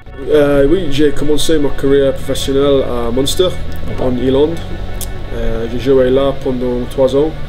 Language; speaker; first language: French; non-native, fluent; English